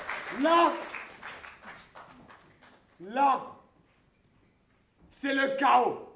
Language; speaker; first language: French; native; French